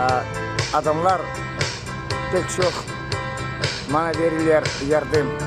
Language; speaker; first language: Turkish; non-native, learner; Crimean Tatar